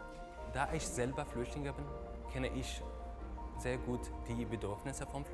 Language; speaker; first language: German; non-native, learner; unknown